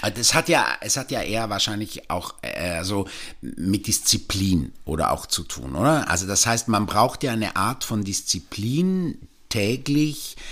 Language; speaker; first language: German; non-native, fluent; Italian